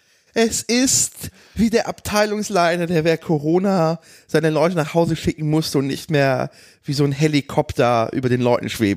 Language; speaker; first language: German; native; German